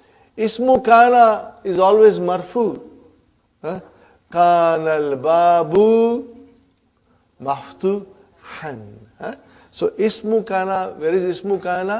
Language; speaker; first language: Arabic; non-native, fluent; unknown